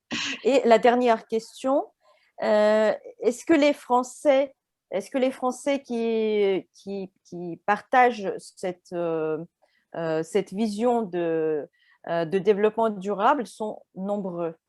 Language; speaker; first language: French; non-native, fluent; Russian